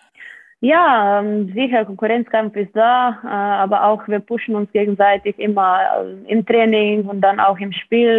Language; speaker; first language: German; non-native, fluent; Slovenian